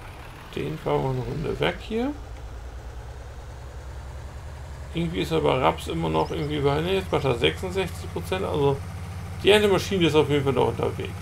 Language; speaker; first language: German; native; German